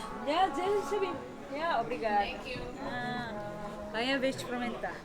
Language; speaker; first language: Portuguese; non-native, learner; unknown